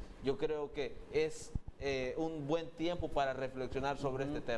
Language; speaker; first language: Spanish; native; Spanish